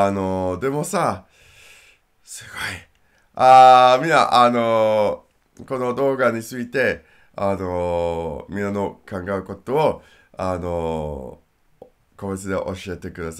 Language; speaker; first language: Japanese; non-native, learner; English